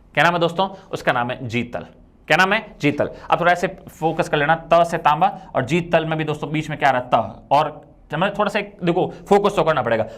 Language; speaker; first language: Hindi; native; Hindi